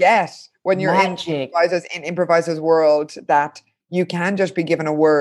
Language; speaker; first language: English; native; English